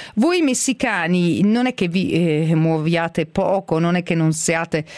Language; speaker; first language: Italian; native; Italian